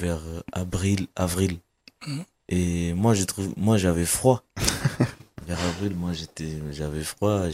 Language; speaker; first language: French; non-native, fluent; Kabuverdianu